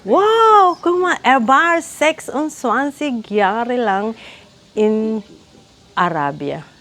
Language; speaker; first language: German; non-native, fluent; Filipino